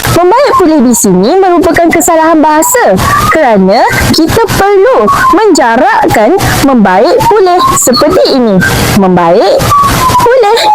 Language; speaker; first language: Malay; native; Malay